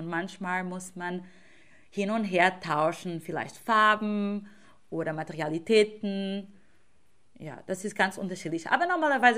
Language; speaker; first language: German; non-native, fluent; Portuguese